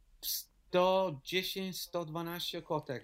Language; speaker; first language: Polish; non-native, learner; English